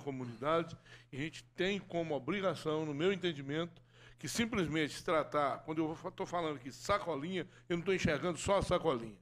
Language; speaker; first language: Portuguese; native; Portuguese